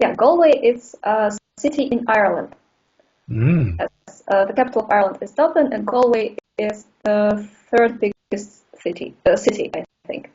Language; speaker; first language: English; non-native, fluent; Russian